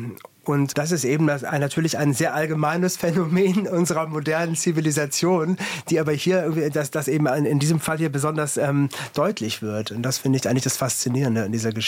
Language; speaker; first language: German; native; German